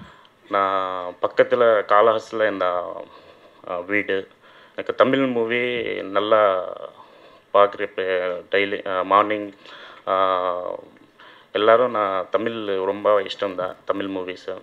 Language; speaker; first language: Tamil; non-native, learner; Telugu